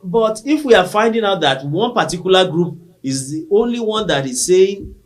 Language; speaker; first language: English; non-native, local second language; Yoruba